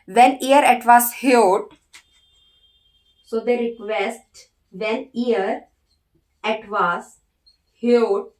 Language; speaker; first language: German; non-native, learner; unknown